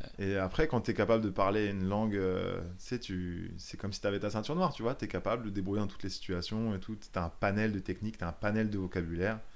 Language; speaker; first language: French; native; French